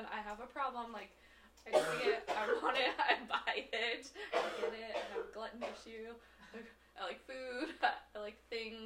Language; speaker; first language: English; native; English